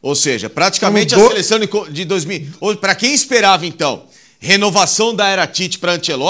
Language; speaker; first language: Portuguese; native; Portuguese